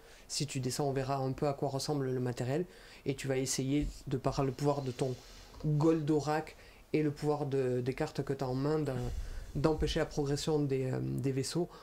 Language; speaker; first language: French; native; French